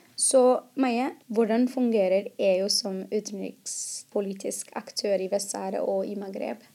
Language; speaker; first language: Norwegian; non-native, fluent; Arabic